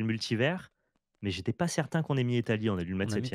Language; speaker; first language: French; native; French